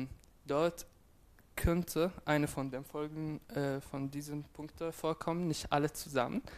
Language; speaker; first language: German; non-native, fluent; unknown